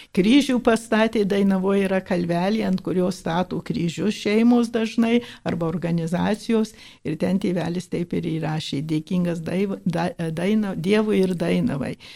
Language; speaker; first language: Lithuanian; early bilingual, heritage; Lithuanian